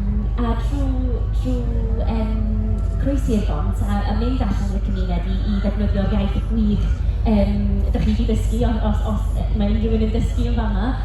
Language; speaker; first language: Welsh; non-native, local second language; English